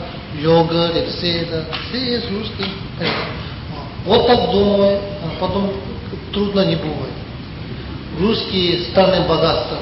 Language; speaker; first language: Russian; non-native, learner; Tibetan